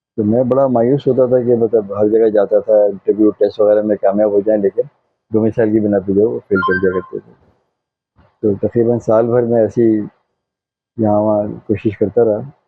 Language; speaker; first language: Urdu; non-native, local second language; Konkani